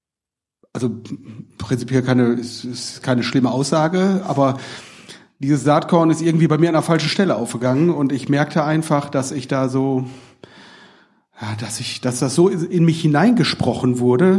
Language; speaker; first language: German; native; German